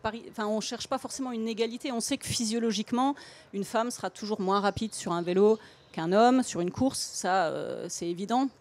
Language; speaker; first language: French; native; French